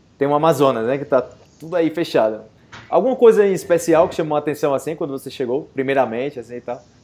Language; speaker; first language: Portuguese; native; Portuguese